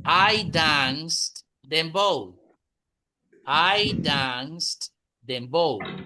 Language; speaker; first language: English; non-native, fluent; Spanish